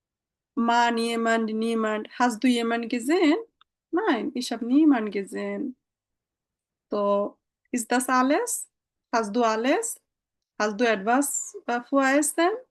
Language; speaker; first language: German; non-native, fluent; Bangla